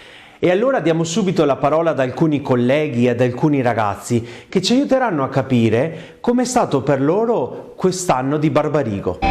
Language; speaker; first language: Italian; native; Italian